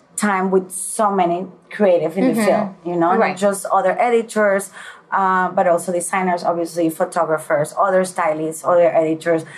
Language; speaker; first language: English; early bilingual, other home language; Spanish